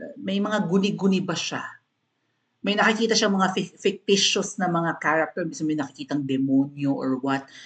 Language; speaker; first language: Filipino; non-native, local second language; Cebuano